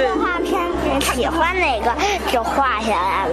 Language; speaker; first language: Chinese; native; Chinese